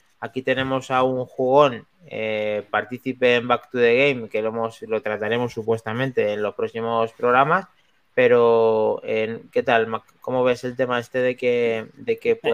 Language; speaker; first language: Spanish; native; Spanish